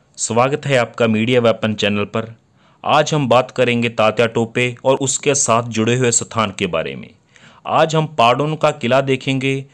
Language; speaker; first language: Hindi; non-native, local second language; Punjabi